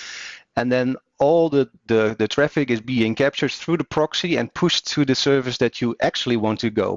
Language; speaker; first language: English; non-native, fluent; Dutch